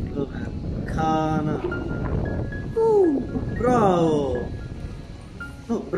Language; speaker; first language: Italian; non-native, learner; Urdu